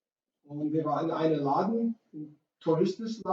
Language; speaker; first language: German; non-native, fluent; English